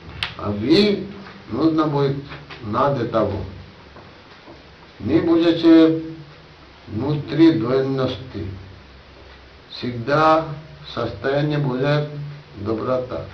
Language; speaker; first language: Russian; non-native, learner; Bangla